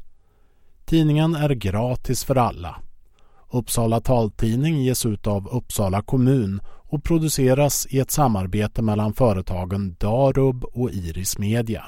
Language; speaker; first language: Swedish; native; Swedish